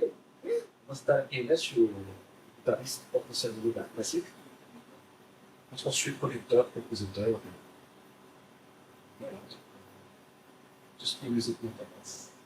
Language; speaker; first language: French; non-native, local second language; Arabic